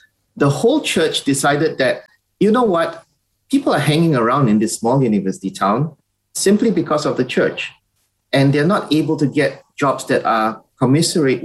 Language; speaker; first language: English; native; English